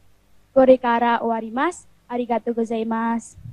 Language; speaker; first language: Japanese; non-native, learner; Indonesian